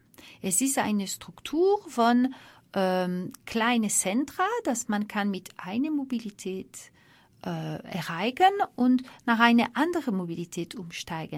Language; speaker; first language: German; non-native, fluent; French